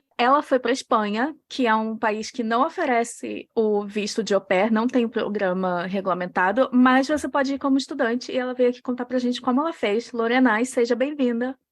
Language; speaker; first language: Portuguese; native; Portuguese